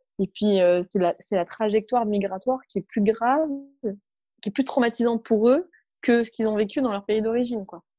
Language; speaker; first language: French; early bilingual, other home language; Arabic